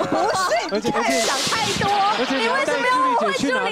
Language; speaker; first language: Chinese; native; Chinese